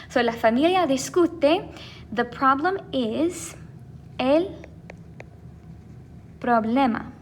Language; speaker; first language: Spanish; non-native, fluent; English